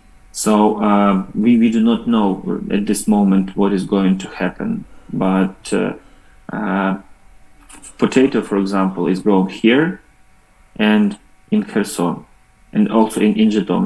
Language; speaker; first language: English; non-native, fluent; Ukrainian